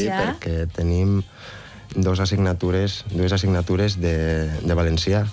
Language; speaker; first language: Catalan; non-native, learner; Spanish